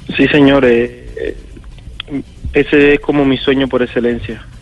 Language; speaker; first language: Spanish; native; Spanish